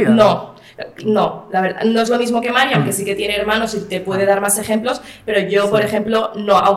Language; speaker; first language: Spanish; early bilingual, other home language; Arabic